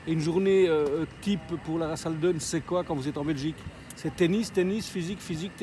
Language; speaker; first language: French; native; French